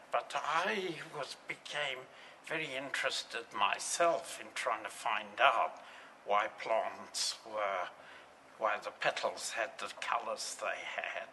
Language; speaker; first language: English; native; English